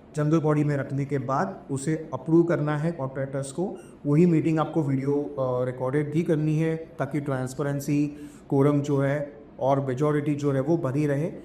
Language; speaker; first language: Hindi; non-native, local second language; Marathi